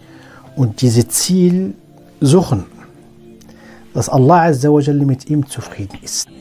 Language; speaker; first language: German; non-native, fluent; Arabic